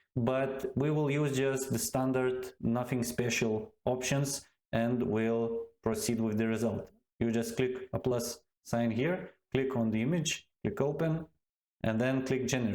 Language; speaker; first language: English; non-native, fluent; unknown